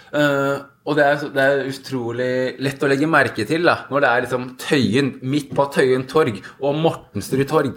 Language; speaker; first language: Norwegian; early bilingual, other home language; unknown